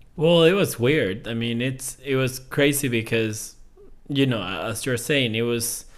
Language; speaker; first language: English; non-native, fluent; Spanish